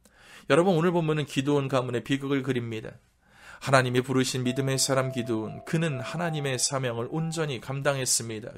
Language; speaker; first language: Korean; native; Korean